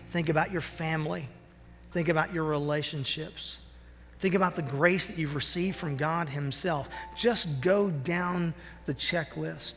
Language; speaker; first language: English; native; English